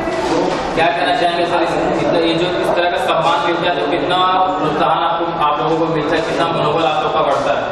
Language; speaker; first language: Hindi; native; Hindi